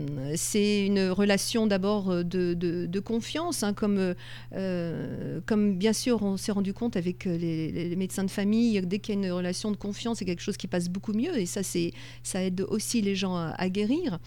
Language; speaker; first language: French; native; French